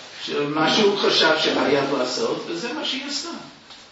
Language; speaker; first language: Hebrew; non-native, fluent; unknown